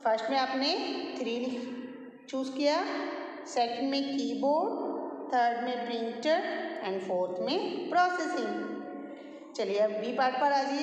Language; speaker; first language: Hindi; native; Hindi